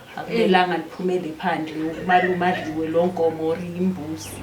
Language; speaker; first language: Zulu; non-native, local second language; Xhosa